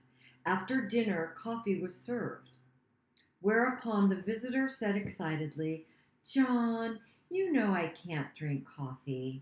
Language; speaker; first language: English; native; English